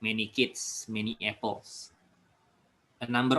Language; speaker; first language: English; non-native, fluent; Indonesian